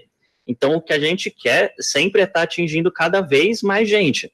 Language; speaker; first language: Portuguese; native; Portuguese